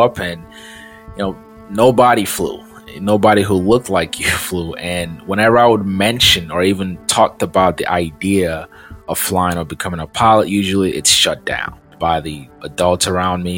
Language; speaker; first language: English; non-native, local second language; Yoruba